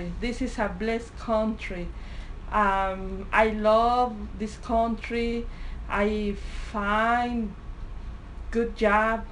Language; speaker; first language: English; non-native, learner; Spanish